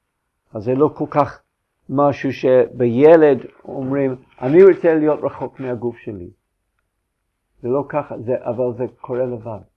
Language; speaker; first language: Hebrew; non-native, fluent; English